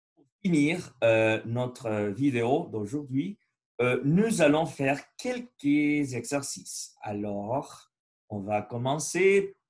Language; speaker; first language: French; non-native, learner; Spanish